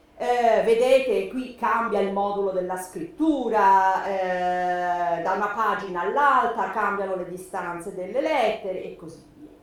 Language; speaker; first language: Italian; native; Italian